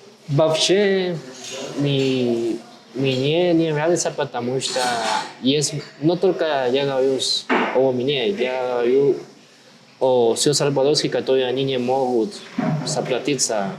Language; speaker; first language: Russian; non-native, learner; Spanish